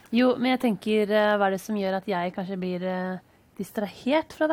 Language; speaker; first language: Norwegian; native; Norwegian